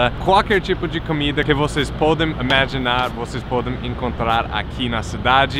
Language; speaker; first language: Portuguese; non-native, fluent; English